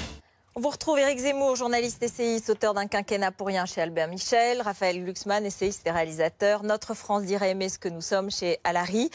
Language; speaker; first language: French; native; French